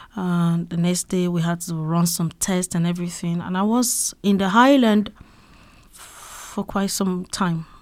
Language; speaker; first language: English; non-native, local second language; Yoruba